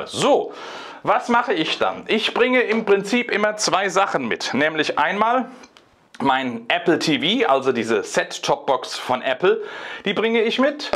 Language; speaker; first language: German; native; German